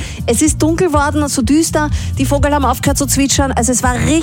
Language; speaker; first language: German; native; German